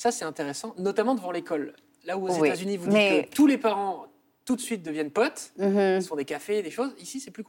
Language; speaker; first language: French; native; French